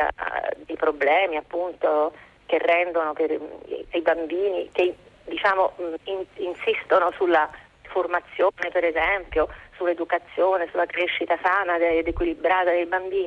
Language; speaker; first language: Italian; native; Italian